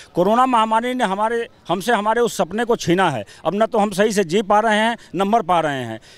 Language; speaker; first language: Hindi; native; Hindi